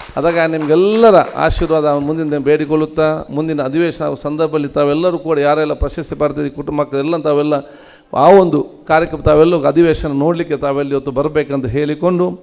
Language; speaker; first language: Kannada; non-native, local second language; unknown